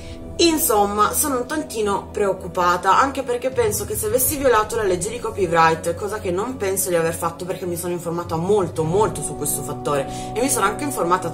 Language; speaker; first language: Italian; native; Italian